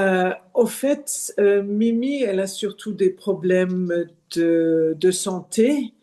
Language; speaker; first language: French; non-native, fluent; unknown